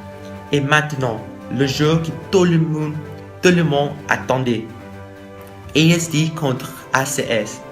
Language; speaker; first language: French; non-native, learner; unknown